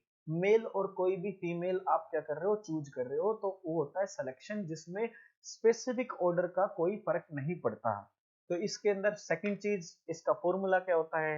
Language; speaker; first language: Hindi; native; Hindi